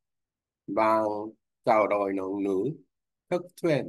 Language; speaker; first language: Vietnamese; non-native, learner; Korean